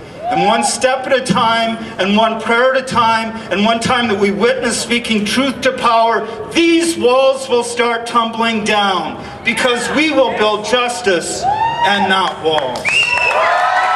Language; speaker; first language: English; native; English